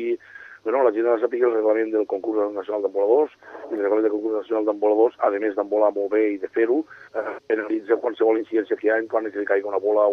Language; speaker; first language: Catalan; native; Catalan